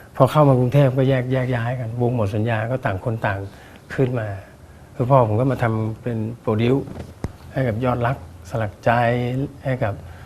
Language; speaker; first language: Thai; native; Thai